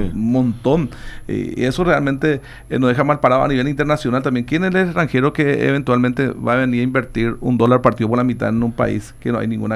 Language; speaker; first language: Spanish; native; Spanish